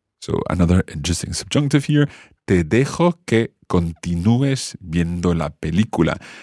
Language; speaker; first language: Spanish; non-native, fluent; English